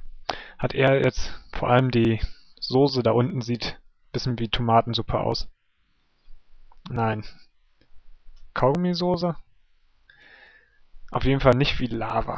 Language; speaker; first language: German; native; German